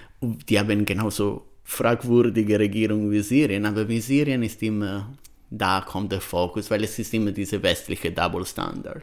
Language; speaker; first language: German; non-native, fluent; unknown